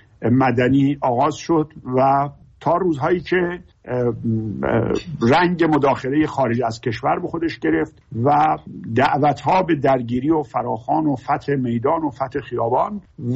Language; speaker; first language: Persian; native; Persian